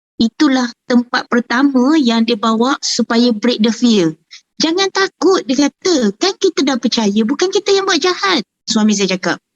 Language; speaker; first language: Malay; native; Malay